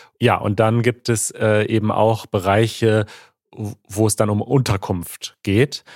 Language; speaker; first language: German; native; German